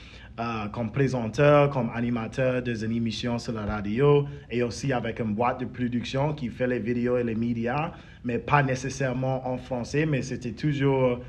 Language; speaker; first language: French; early bilingual, heritage; English